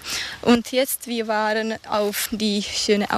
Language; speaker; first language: German; non-native, learner; Czech